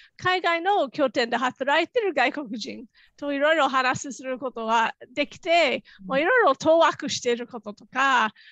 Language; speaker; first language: Japanese; non-native, fluent; English